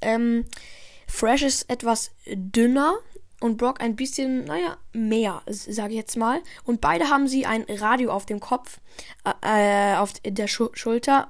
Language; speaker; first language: German; native; German